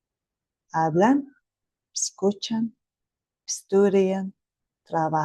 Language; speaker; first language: Spanish; non-native, fluent; Mongolian